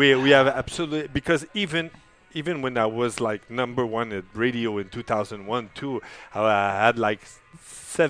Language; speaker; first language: English; non-native, fluent; French